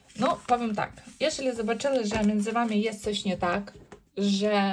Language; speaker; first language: Polish; non-native, learner; Ukrainian